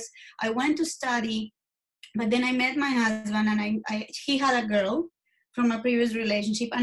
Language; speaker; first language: English; non-native, fluent; Spanish